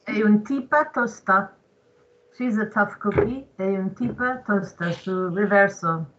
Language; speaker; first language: Italian; non-native, learner; English